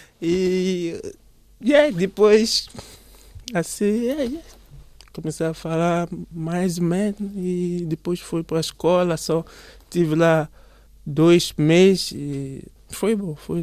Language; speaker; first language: Portuguese; non-native, learner; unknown